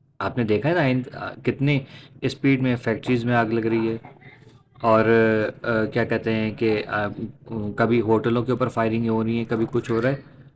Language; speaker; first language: Urdu; native; Urdu